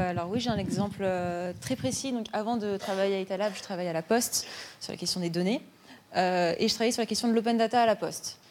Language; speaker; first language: French; native; French